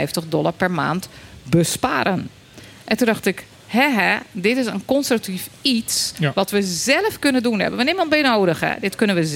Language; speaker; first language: Dutch; native; Dutch